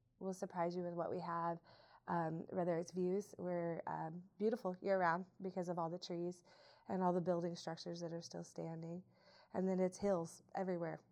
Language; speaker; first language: English; native; English